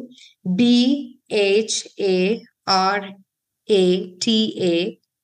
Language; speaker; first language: English; non-native, local second language; Hindi